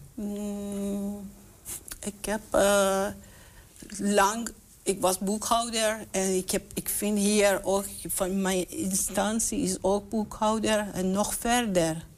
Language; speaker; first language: Dutch; non-native, learner; Persian